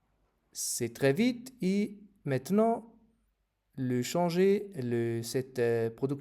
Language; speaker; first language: French; non-native, fluent; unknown